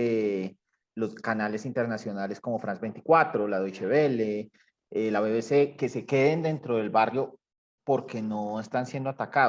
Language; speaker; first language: Spanish; native; Spanish